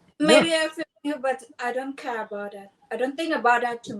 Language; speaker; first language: English; non-native, learner; Thai